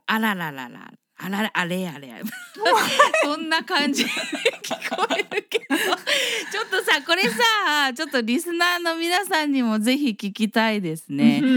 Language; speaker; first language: Japanese; early bilingual, heritage; Japanese